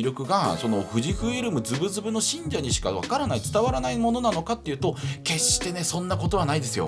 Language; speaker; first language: Japanese; native; Japanese